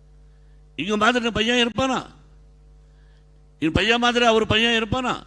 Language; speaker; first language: Tamil; non-native, learner; Telugu